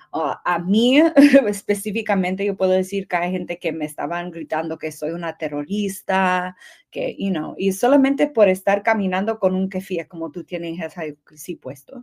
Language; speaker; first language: Spanish; early bilingual, heritage; English